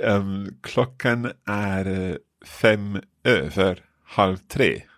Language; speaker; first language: Swedish; non-native, learner; English